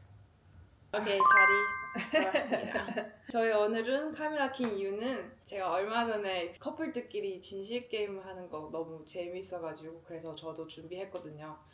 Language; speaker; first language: Korean; non-native, fluent; Chinese